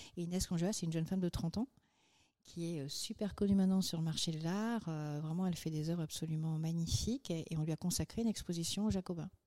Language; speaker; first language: French; native; French